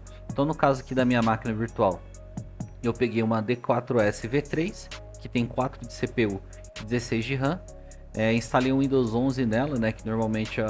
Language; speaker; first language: Portuguese; native; Portuguese